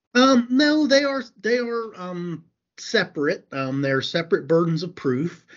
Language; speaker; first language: English; native; English